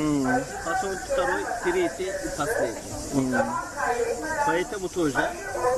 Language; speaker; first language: Russian; non-native, learner; Turkish